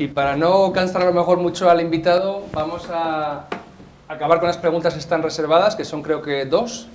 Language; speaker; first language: Spanish; native; Spanish